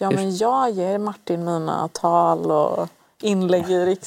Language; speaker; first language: Swedish; early bilingual, other home language; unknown